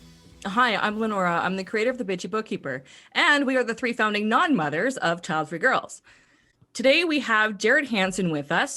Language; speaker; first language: English; native; English